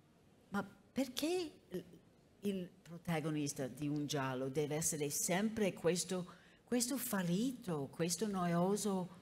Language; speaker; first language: Italian; non-native, fluent; English